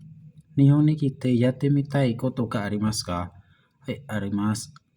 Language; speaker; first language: Japanese; non-native, learner; Indonesian